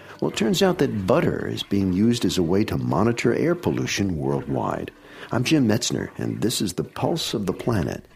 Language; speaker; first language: English; native; English